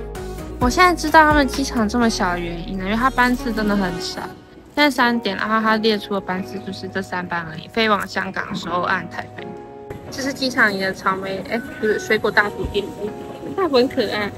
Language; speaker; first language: Chinese; native; Chinese